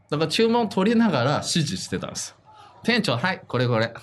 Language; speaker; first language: Japanese; non-native, fluent; Chinese